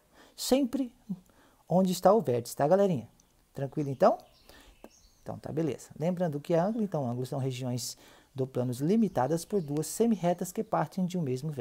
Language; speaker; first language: Portuguese; native; Portuguese